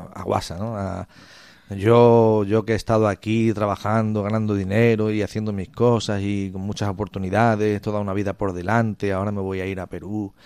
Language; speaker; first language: Spanish; native; Spanish